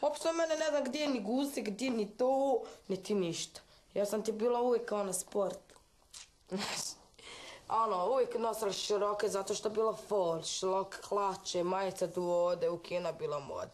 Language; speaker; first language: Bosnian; non-native, learner; Chinese